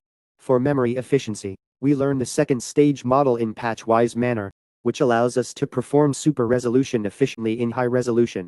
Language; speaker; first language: English; non-native, fluent; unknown